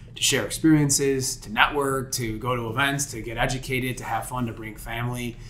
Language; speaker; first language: English; native; English